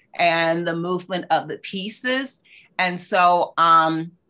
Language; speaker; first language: English; native; English